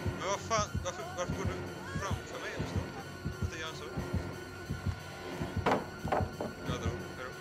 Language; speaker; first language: Swedish; native; Swedish